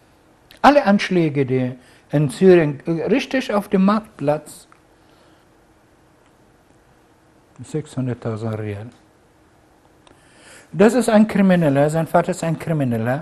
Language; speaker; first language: German; non-native, fluent; Arabic